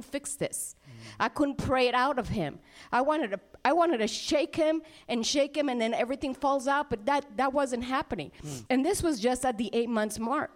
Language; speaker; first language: English; non-native, fluent; Spanish